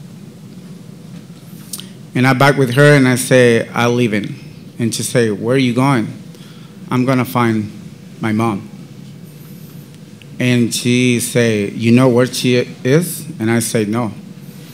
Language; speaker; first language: English; non-native, learner; Spanish